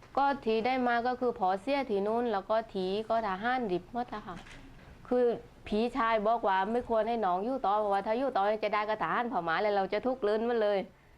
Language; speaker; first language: Thai; early bilingual, heritage; Thai